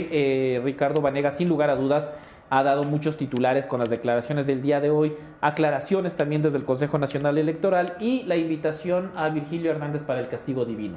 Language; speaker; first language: Spanish; native; Spanish